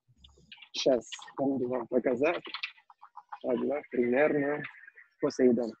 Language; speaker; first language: Russian; non-native, learner; Turkish